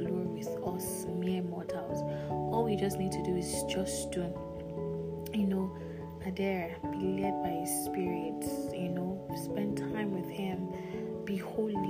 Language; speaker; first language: English; non-native, local second language; Yoruba